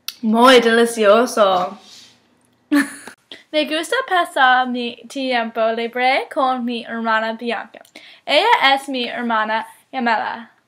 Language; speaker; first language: Spanish; non-native, learner; English